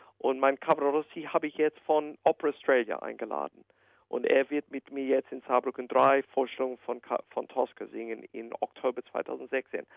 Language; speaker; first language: German; non-native, fluent; English